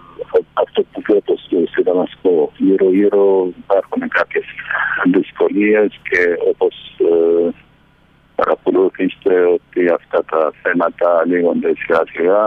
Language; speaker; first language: Greek; early bilingual, heritage; Greek